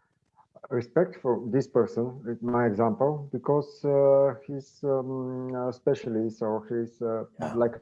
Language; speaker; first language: English; non-native, learner; Bulgarian